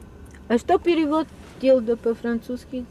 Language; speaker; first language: Russian; non-native, learner; Bulgarian